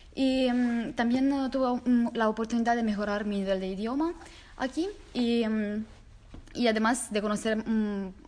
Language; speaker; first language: Spanish; non-native, fluent; Romanian